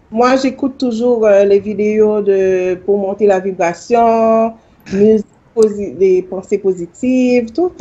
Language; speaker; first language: French; non-native, local second language; Haitian Creole